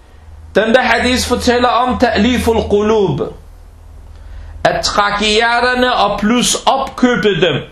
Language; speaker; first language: Danish; early bilingual, other home language; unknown